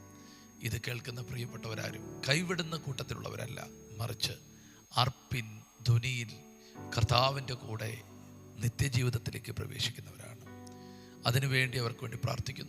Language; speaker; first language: Malayalam; native; Malayalam